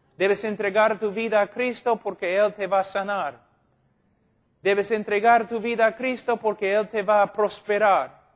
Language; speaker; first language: Spanish; non-native, fluent; English